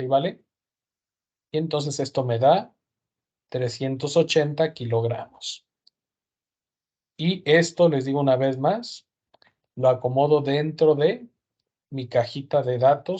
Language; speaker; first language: Spanish; native; Spanish